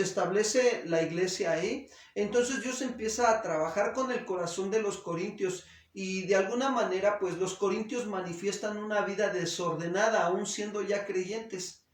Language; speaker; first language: Spanish; native; Spanish